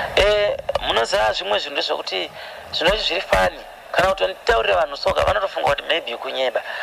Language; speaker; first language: Shona; early bilingual, other home language; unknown